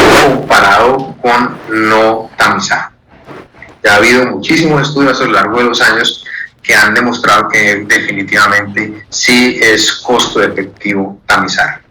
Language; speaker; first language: Spanish; native; Spanish